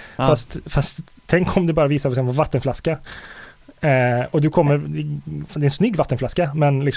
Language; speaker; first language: Swedish; native; Swedish